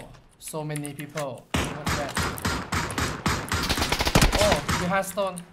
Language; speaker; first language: English; non-native, learner; Thai